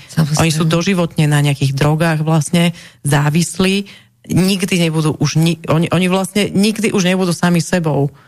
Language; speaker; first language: Slovak; native; Slovak